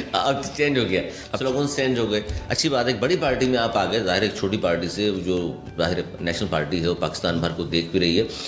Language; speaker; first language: Urdu; native; Urdu